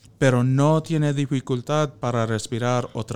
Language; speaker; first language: Spanish; non-native, fluent; English